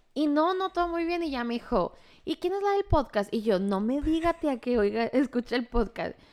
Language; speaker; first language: Spanish; native; Spanish